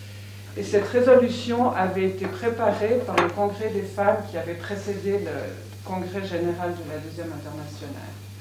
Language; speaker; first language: French; native; French